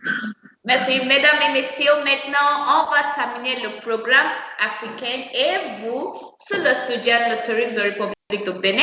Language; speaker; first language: French; non-native, learner; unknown